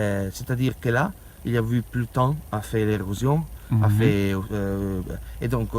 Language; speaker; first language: French; non-native, learner; Italian